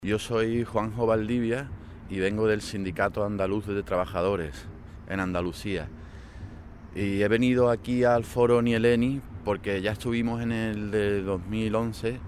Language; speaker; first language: Spanish; native; Spanish